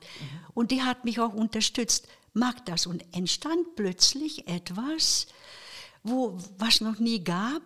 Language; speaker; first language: German; non-native, fluent; Hungarian